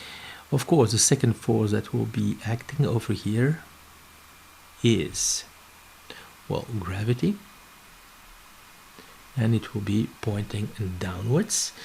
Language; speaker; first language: English; non-native, fluent; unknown